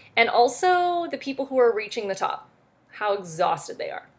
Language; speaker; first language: English; early bilingual, other home language; French